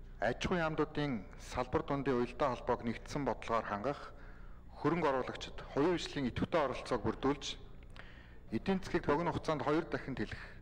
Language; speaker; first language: Mongolian; native; Mongolian